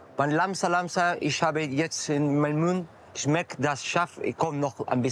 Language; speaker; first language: German; non-native, learner; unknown